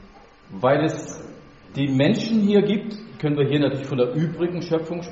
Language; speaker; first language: German; native; German